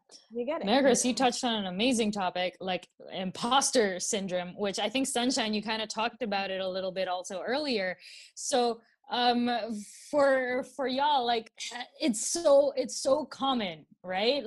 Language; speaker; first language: English; non-native, local second language; Filipino